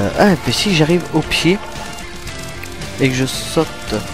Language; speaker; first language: French; native; French